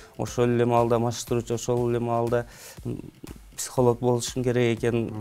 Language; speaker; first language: Kyrgyz; native; Kyrgyz